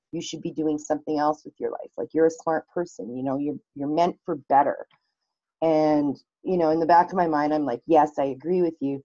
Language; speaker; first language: English; native; English